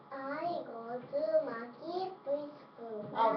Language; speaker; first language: English; non-native, learner; Japanese